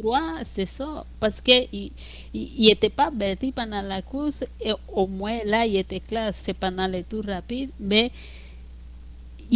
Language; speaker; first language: French; non-native, fluent; Spanish